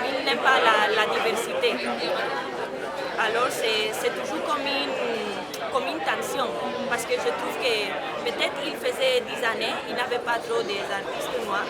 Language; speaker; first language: French; non-native, fluent; Spanish